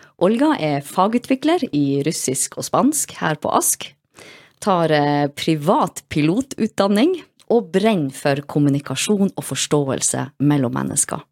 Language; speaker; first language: Norwegian; native; Norwegian